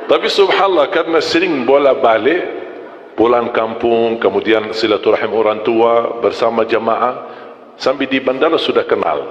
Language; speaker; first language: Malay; non-native, fluent; Arabic